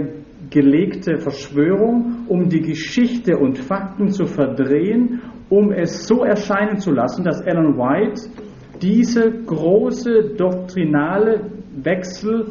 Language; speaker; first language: German; native; German